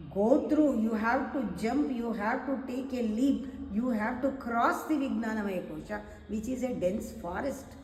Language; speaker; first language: English; non-native, local second language; Kannada